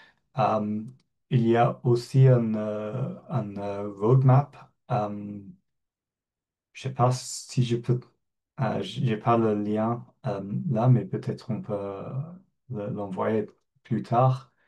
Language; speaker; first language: French; non-native, fluent; English